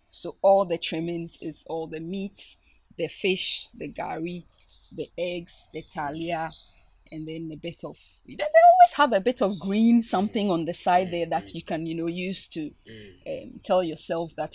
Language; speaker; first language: English; non-native, local second language; Ga